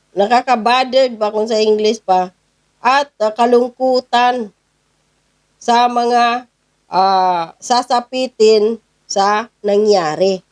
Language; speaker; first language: Filipino; non-native, local second language; Cebuano